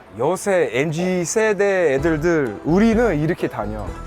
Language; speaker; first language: Korean; non-native, fluent; English